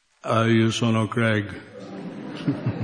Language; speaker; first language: Italian; non-native, fluent; English